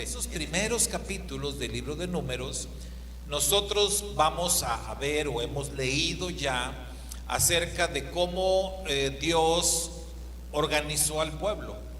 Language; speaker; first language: Spanish; native; Spanish